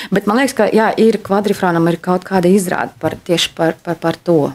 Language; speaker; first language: Latvian; non-native, local second language; Russian